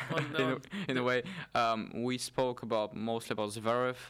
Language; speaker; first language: English; non-native, fluent; Bulgarian